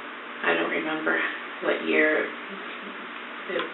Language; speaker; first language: English; native; English